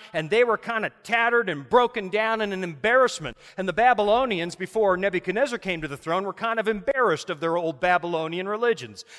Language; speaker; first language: English; native; English